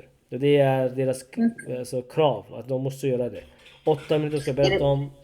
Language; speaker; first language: Swedish; non-native, learner; Urdu